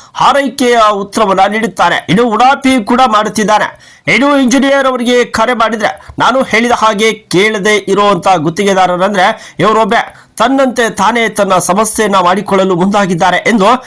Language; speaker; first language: Kannada; non-native, local second language; Lambadi